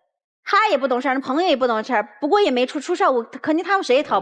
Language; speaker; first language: Chinese; native; Chinese